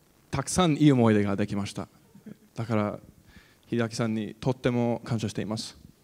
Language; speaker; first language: Japanese; non-native, learner; English